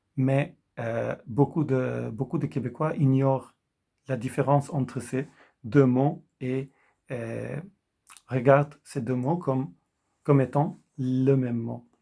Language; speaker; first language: French; non-native, fluent; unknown